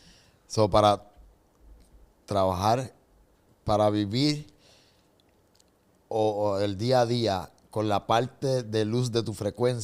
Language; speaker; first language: Spanish; native; Spanish